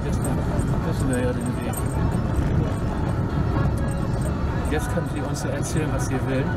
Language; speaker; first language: German; native; German